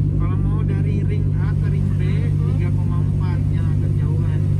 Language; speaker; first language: Indonesian; native; Indonesian